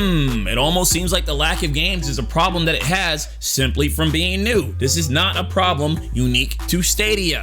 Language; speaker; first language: English; native; English